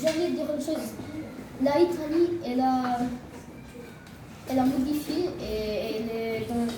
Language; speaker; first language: French; non-native, learner; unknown